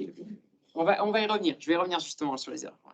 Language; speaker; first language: French; native; French